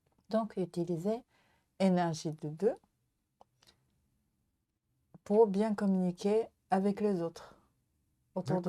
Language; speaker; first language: French; non-native, learner; Japanese